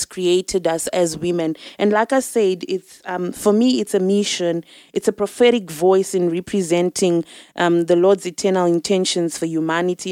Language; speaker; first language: English; non-native, local second language; Shona